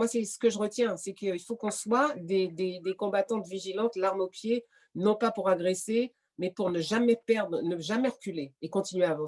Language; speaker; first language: French; native; French